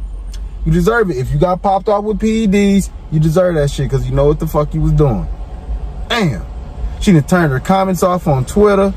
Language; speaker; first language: English; native; English